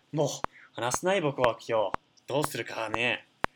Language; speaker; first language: Japanese; non-native, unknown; English